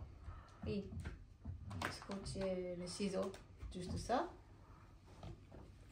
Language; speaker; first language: French; non-native, learner; Japanese